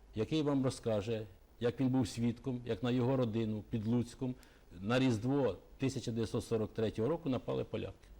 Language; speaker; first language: Ukrainian; native; Ukrainian